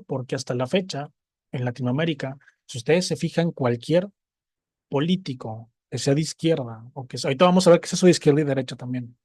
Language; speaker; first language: Spanish; native; Spanish